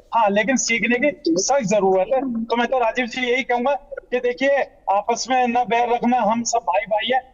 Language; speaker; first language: Hindi; native; Hindi